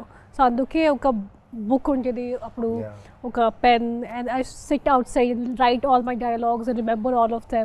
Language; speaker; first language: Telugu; non-native, local second language; Hindi